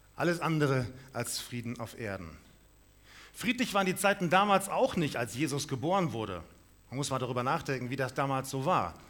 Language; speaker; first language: German; native; German